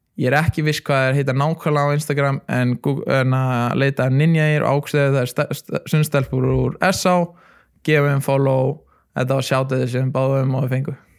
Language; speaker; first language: Icelandic; early bilingual, other home language; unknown